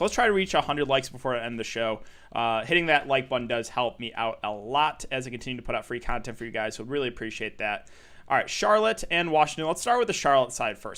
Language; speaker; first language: English; native; English